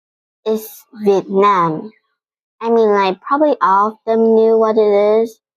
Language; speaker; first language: English; non-native, fluent; Vietnamese